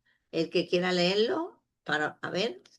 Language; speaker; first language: Spanish; native; Spanish